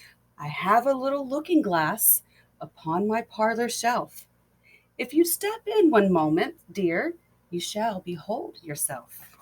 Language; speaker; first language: English; native; English